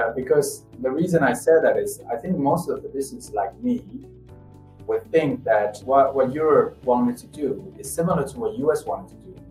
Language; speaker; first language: English; non-native, fluent; Chinese